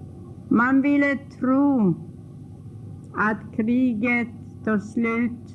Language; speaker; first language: Swedish; non-native, fluent; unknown